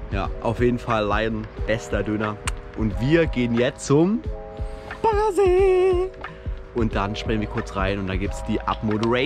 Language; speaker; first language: German; native; German